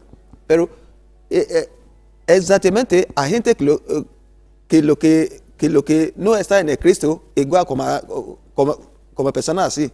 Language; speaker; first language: Spanish; non-native, learner; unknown